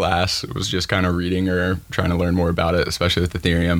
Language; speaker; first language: English; native; English